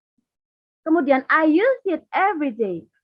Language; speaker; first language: English; non-native, fluent; Indonesian